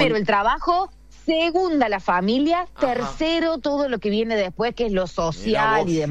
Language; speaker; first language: Spanish; native; Spanish